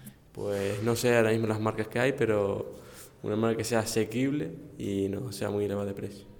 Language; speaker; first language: Spanish; native; Spanish